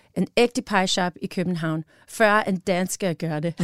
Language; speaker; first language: Danish; non-native, learner; English